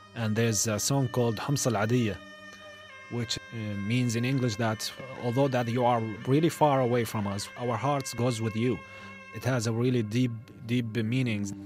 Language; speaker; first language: English; non-native, fluent; Arabic